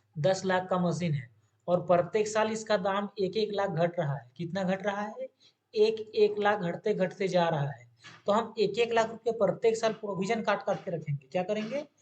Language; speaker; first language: Hindi; native; Hindi